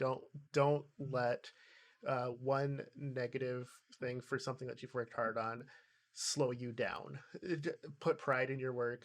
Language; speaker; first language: English; native; English